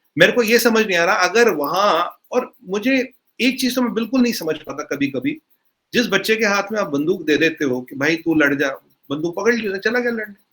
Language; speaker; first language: Hindi; non-native, local second language; Kashmiri